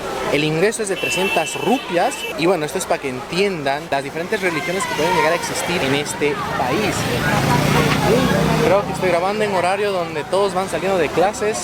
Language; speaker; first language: Spanish; native; Spanish